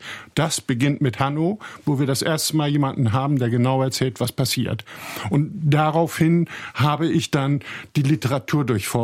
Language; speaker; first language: German; native; German